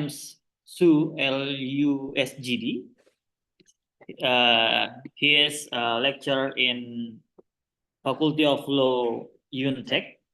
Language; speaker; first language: English; non-native, learner; Indonesian